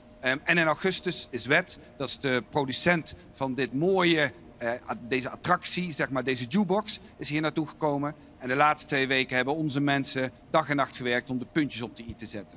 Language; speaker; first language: Dutch; native; Dutch